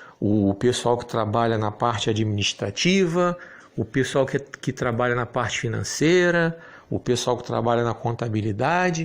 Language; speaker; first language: Portuguese; native; Portuguese